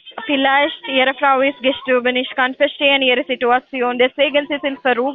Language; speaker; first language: German; non-native, learner; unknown